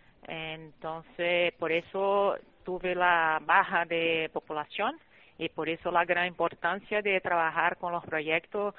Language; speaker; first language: Spanish; non-native, fluent; Portuguese